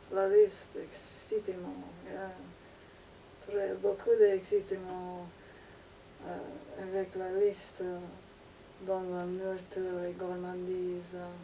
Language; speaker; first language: French; non-native, learner; English